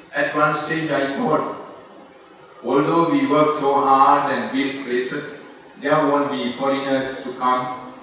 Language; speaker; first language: English; non-native, local second language; Sinhala